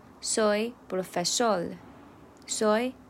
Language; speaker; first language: Spanish; non-native, learner; Chinese